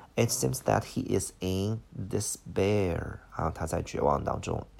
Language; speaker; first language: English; non-native, fluent; Chinese